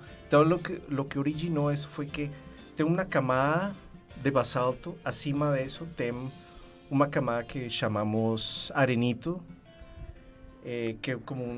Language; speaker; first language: Portuguese; non-native, fluent; Spanish